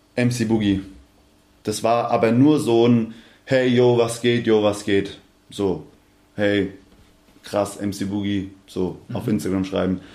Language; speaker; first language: German; native; German